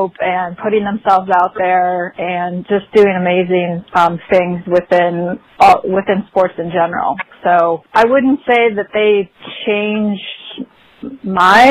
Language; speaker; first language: English; native; English